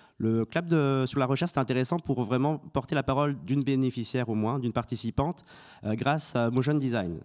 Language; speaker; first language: French; native; French